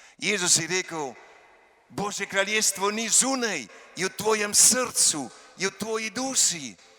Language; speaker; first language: Slovenian; early bilingual, heritage; Slovenian